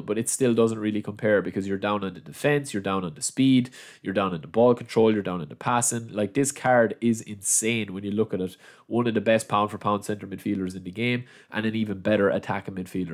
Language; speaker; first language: English; native; English